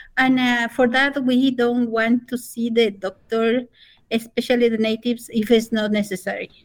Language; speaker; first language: English; non-native, fluent; Spanish